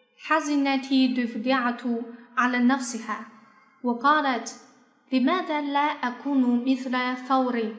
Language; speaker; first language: Arabic; non-native, fluent; Chinese